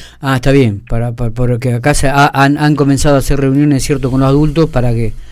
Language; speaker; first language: Spanish; native; Spanish